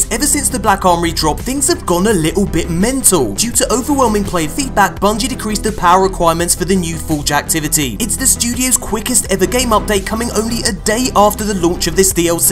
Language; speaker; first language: English; native; English